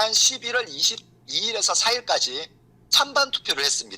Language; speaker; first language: Korean; native; Korean